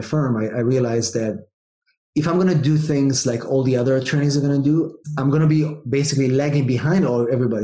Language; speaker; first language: English; non-native, fluent; Hebrew